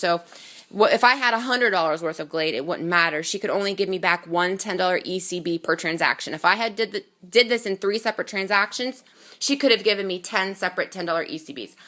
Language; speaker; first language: English; native; English